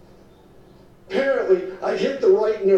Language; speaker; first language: English; native; English